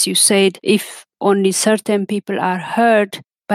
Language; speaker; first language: English; non-native, fluent; Amharic